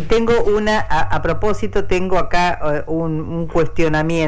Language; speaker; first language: Spanish; native; Spanish